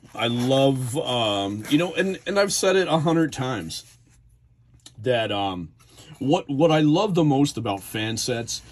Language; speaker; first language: English; native; English